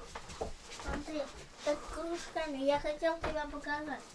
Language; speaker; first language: Russian; native; Russian